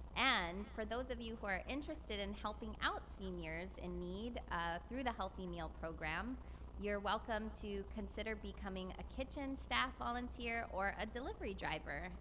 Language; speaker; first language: English; native; English